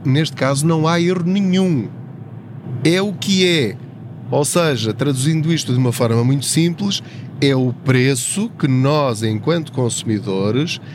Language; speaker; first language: Portuguese; native; Portuguese